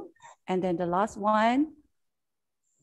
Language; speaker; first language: English; non-native, fluent; Indonesian